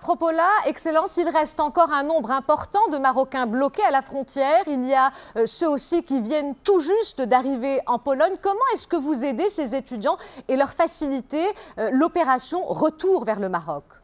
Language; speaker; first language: French; non-native, local second language; Arabic